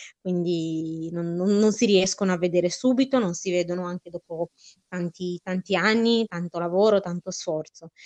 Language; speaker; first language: Italian; early bilingual, other home language; Arabic